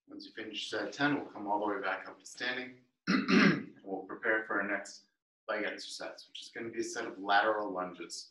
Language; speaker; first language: English; native; English